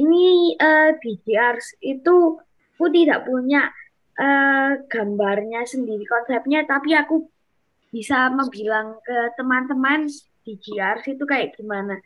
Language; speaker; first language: Indonesian; non-native, local second language; English